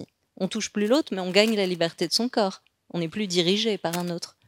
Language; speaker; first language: French; native; French